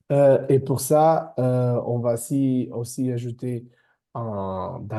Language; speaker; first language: French; non-native, fluent; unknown